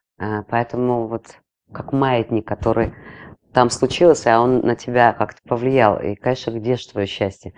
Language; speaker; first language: Russian; non-native, local second language; Latvian